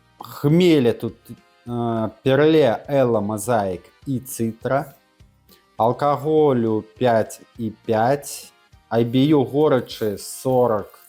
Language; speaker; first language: Belarusian; non-native, local second language; Russian